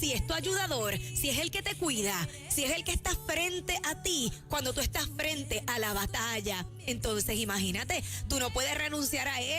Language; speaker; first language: Spanish; native; Spanish